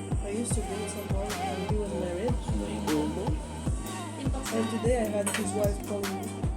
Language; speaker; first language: English; non-native, fluent; French